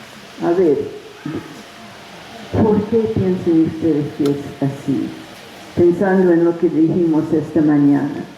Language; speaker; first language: Spanish; non-native, fluent; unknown